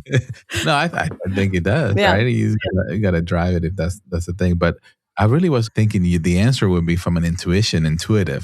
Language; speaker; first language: English; non-native, fluent; Spanish